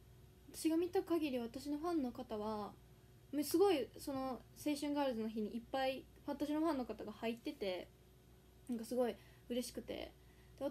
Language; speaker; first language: Japanese; native; Japanese